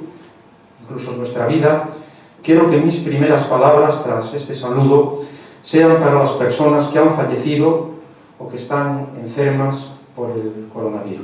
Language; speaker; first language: Spanish; native; Spanish